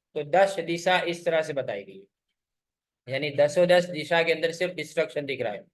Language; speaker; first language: Hindi; non-native, local second language; Gujarati